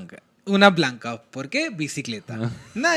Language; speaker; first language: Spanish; non-native, learner; Hindi